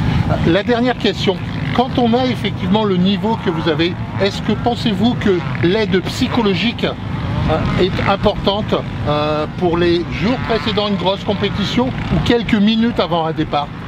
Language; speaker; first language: French; native; French